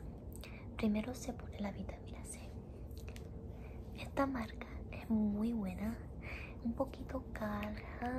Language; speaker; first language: Spanish; early bilingual, heritage; Spanish